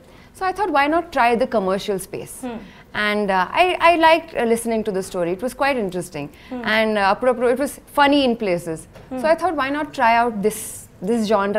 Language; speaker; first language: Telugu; non-native, learner; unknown